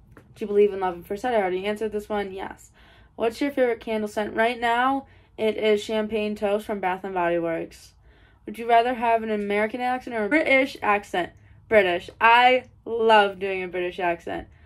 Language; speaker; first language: English; native; English